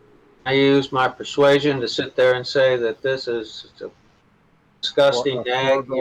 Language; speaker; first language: English; native; English